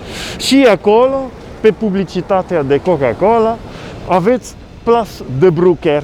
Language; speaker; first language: Romanian; non-native, learner; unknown